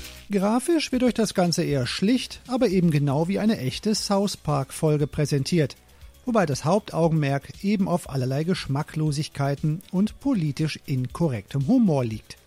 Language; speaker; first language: German; native; German